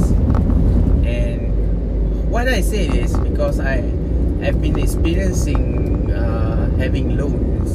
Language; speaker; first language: English; non-native, local second language; Malay